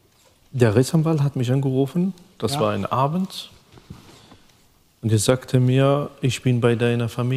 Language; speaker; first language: German; non-native, fluent; Arabic